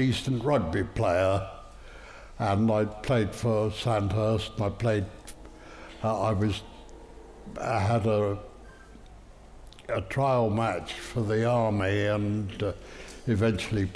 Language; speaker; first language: English; native; English